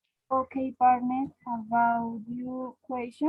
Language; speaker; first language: English; non-native, learner; Spanish